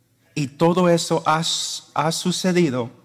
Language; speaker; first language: Spanish; non-native, fluent; English